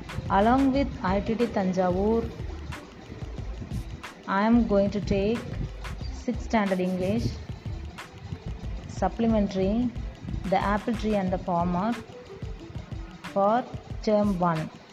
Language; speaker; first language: English; non-native, local second language; Tamil